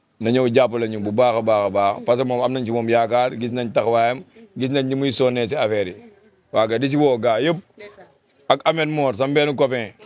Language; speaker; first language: Wolof; non-native, local second language; Fula